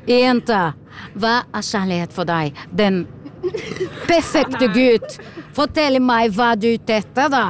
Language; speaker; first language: Norwegian; non-native, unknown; Portuguese